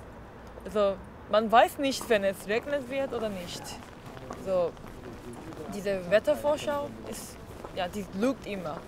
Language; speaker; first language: German; non-native, fluent; Korean